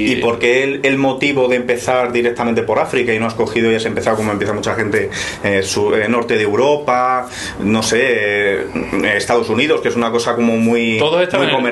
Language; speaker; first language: Spanish; native; Spanish